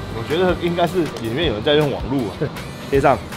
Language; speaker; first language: Chinese; native; Chinese